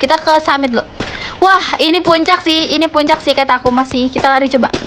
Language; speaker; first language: Indonesian; native; Indonesian